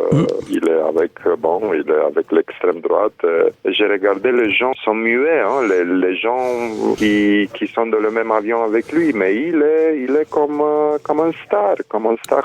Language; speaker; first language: French; non-native, fluent; Romanian